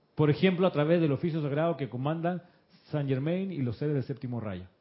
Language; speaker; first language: Spanish; early bilingual, other home language; Russian